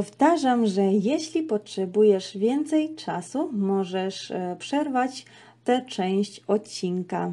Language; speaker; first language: Polish; non-native, fluent; Georgian